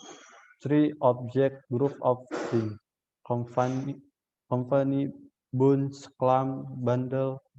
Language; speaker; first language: English; non-native, learner; Indonesian